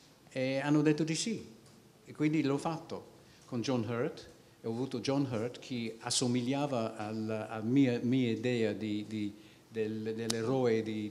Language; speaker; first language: Italian; non-native, fluent; English